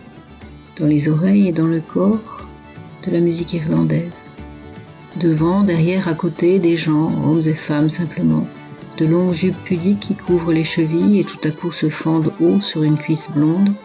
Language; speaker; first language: French; native; French